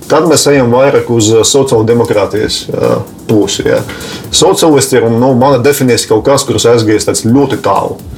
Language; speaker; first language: Latvian; non-native, local second language; Russian